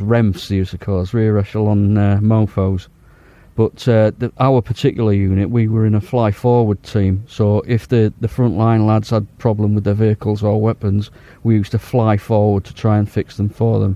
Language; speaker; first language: English; native; English